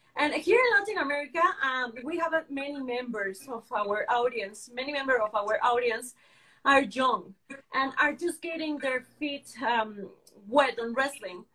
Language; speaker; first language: English; non-native, fluent; Spanish